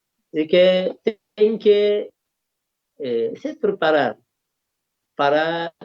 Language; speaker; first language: Portuguese; non-native, learner; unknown